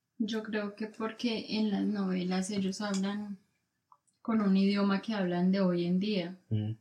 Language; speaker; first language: Spanish; native; Spanish